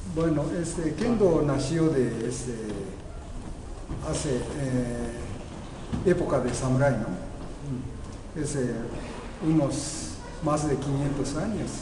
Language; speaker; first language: Spanish; non-native, learner; Japanese